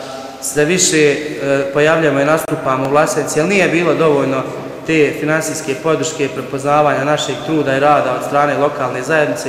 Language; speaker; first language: Croatian; native; Croatian